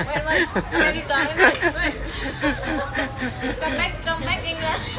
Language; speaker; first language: English; non-native, local second language; Vietnamese